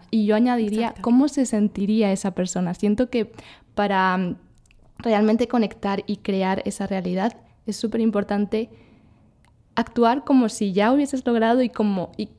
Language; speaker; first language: Spanish; native; Spanish